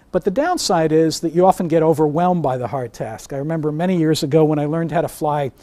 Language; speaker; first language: English; native; English